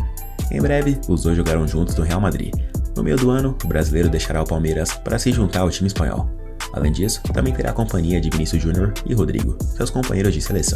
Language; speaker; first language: Portuguese; native; Portuguese